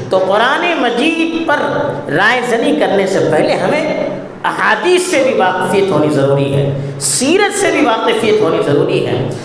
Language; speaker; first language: Urdu; non-native, local second language; Konkani